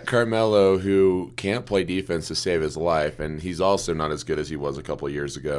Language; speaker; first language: English; native; English